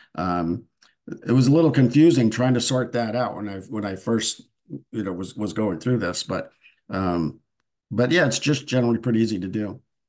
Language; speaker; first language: English; native; English